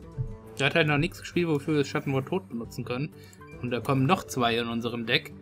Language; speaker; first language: German; native; German